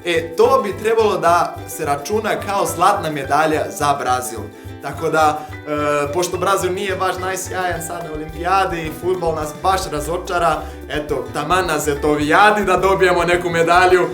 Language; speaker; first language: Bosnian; non-native, fluent; Portuguese